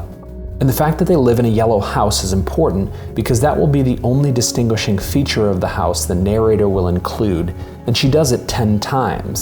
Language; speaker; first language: English; native; English